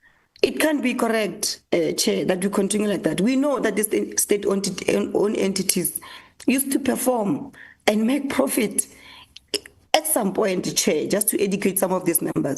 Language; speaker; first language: English; non-native, local second language; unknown